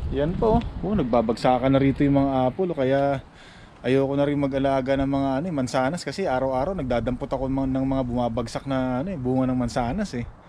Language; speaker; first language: Filipino; native; Filipino